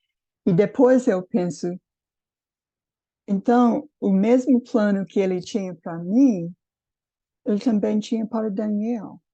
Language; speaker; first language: Portuguese; non-native, fluent; English